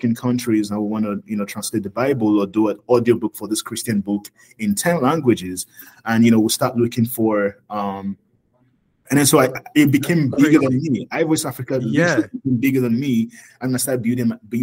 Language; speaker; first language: English; non-native, local second language; Yoruba